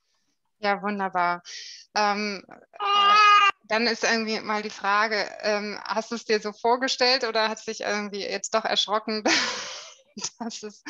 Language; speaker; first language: German; native; German